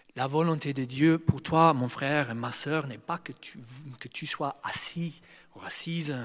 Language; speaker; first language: French; non-native, fluent; English